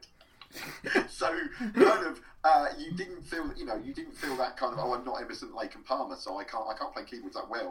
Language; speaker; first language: English; native; English